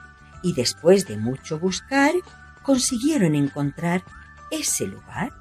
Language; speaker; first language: Spanish; native; Spanish